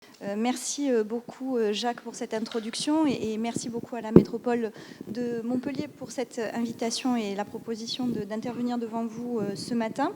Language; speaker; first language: French; native; French